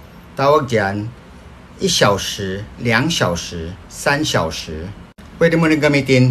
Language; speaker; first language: Chinese; non-native, fluent; Filipino